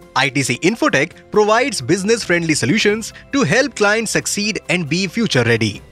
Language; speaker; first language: English; non-native, local second language; Hindi